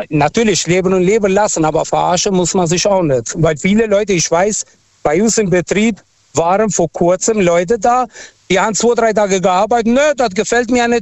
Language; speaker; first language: German; non-native, fluent; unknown